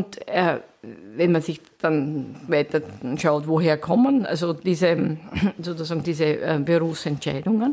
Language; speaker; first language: German; native; German